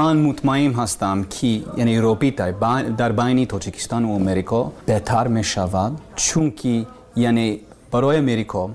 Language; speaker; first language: Persian; non-native, learner; English